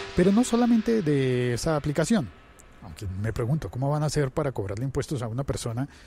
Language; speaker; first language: Spanish; native; Spanish